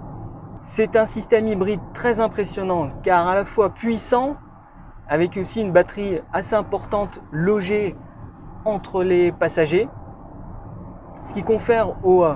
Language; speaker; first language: French; native; French